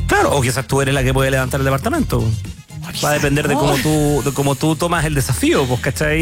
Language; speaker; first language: Spanish; native; Spanish